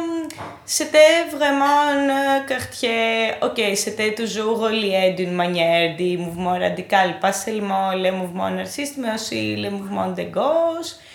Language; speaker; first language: French; non-native, fluent; Greek